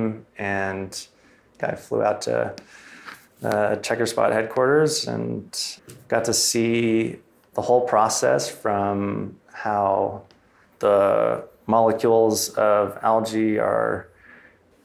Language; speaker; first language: English; native; English